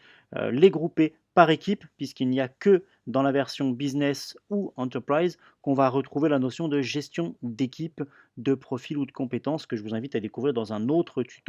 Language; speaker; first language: French; native; French